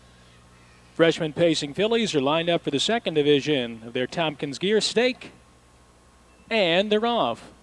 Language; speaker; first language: English; native; English